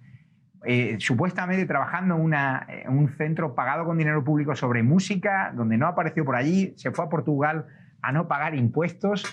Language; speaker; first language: Spanish; native; Spanish